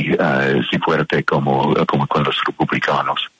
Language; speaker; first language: Spanish; non-native, learner; English